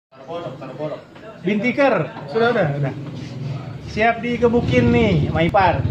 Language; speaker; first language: Indonesian; native; Indonesian